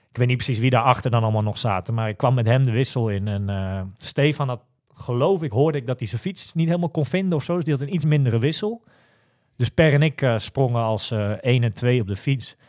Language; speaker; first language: Dutch; native; Dutch